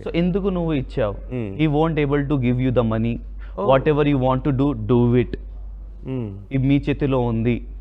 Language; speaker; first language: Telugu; non-native, local second language; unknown